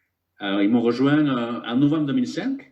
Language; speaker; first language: French; native; French